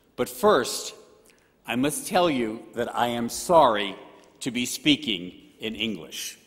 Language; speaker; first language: English; native; English